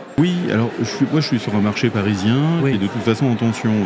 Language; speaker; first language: French; native; French